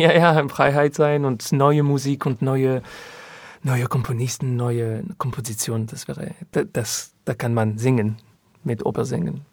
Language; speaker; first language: German; non-native, learner; French